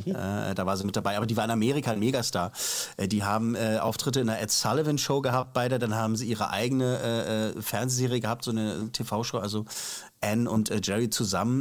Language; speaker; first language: German; native; German